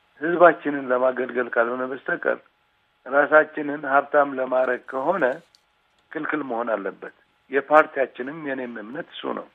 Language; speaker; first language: Amharic; non-native, local second language; Tigrinya